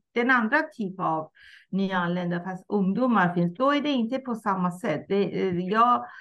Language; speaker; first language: Swedish; non-native, fluent; Persian